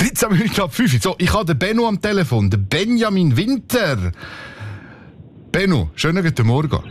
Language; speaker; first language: German; native; German